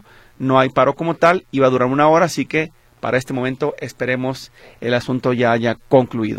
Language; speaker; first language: Spanish; native; Spanish